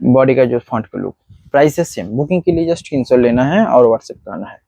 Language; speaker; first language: Hindi; non-native, local second language; Bangla